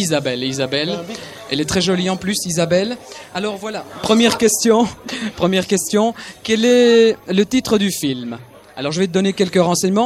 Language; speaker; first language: French; native; French